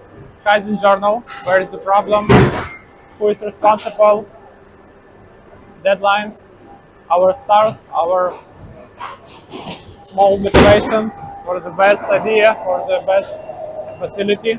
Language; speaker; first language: English; non-native, learner; Ukrainian